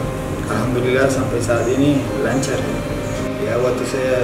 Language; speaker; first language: Indonesian; non-native, fluent; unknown